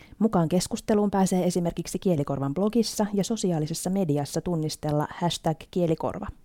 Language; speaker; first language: Finnish; native; Finnish